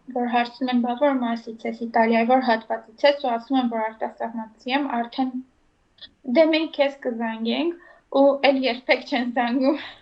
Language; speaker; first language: Armenian; native; Armenian